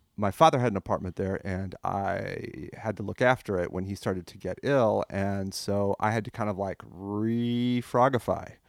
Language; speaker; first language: English; non-native, fluent; French